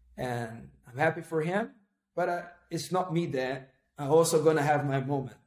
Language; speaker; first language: English; non-native, fluent; Portuguese